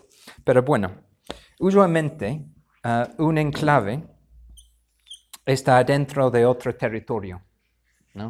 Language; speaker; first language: Spanish; non-native, fluent; English